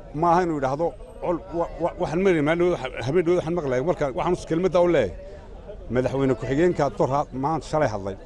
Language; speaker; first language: Somali; native; Somali